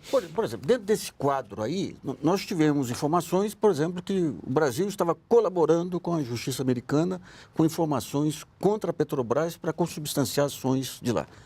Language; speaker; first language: Portuguese; native; Portuguese